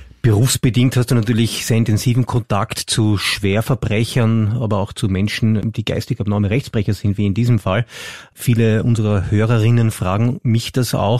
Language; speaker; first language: German; native; German